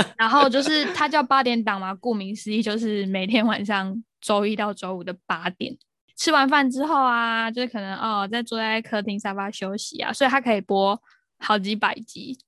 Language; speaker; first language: Chinese; native; Chinese